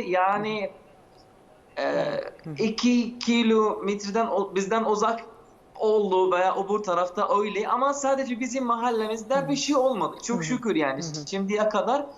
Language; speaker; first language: Turkish; non-native, fluent; Arabic